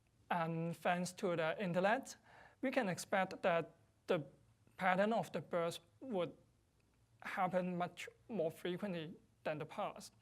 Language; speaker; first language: English; non-native, fluent; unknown